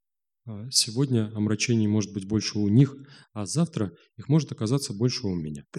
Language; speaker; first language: Russian; native; Russian